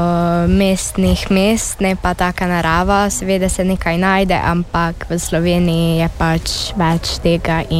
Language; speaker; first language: Slovenian; early bilingual, heritage; Slovenian